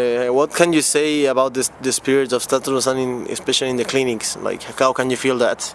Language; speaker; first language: English; non-native, fluent; Spanish